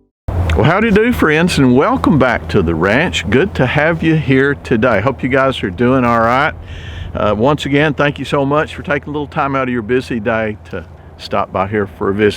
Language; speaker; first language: English; native; English